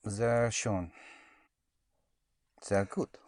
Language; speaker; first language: German; non-native, learner; English